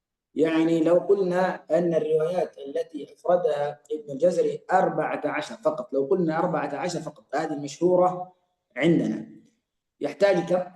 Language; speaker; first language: Arabic; native; Arabic